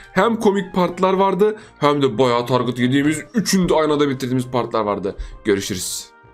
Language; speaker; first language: Turkish; native; Turkish